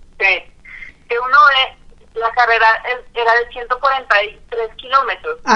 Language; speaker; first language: Spanish; non-native, fluent; French